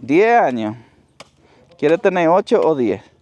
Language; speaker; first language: Spanish; native; Spanish